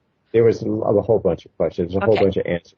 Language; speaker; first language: English; native; English